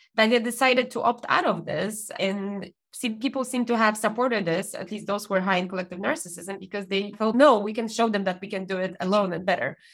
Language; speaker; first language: English; non-native, fluent; Polish